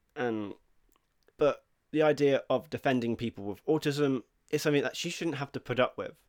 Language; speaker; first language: English; native; English